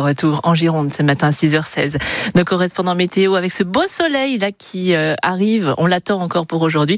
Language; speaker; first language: French; native; French